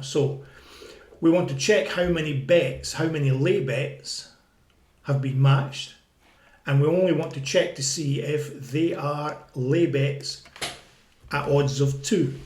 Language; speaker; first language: English; native; English